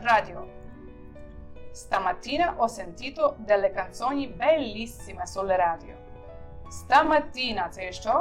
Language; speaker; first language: Italian; non-native, fluent; Ukrainian